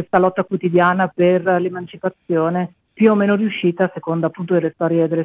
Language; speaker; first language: Italian; native; Italian